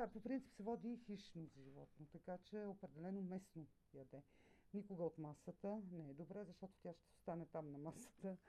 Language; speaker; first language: Bulgarian; native; Bulgarian